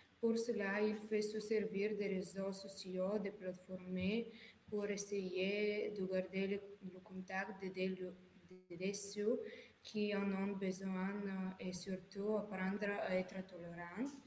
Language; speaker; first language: French; non-native, learner; Bulgarian